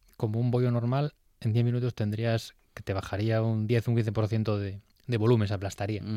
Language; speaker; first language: Spanish; native; Spanish